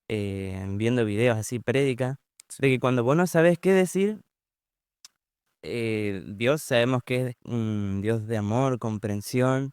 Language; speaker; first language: Spanish; native; Spanish